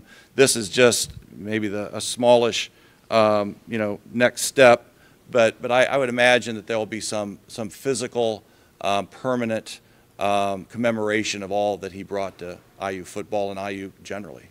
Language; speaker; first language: English; native; English